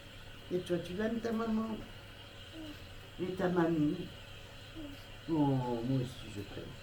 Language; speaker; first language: French; native; French